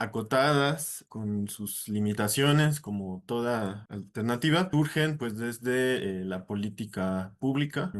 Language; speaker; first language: Spanish; native; Spanish